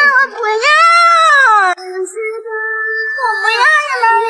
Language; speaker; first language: Chinese; native; Chinese